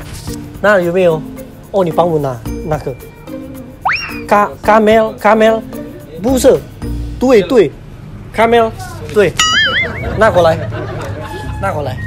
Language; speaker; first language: Chinese; non-native, fluent; Indonesian